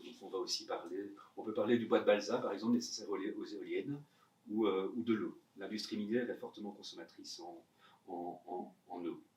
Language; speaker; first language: French; native; French